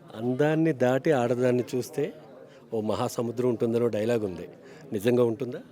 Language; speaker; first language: Telugu; native; Telugu